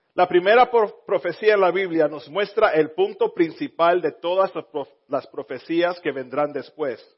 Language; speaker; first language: Spanish; early bilingual, heritage; Spanish